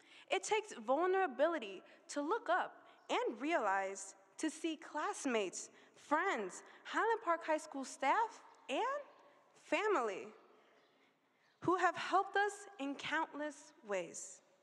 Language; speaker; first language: English; early bilingual, other home language; Spanish